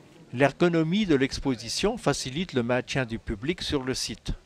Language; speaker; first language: French; native; French